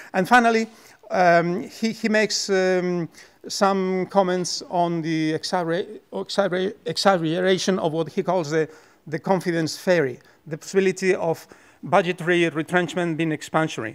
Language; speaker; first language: English; non-native, fluent; Spanish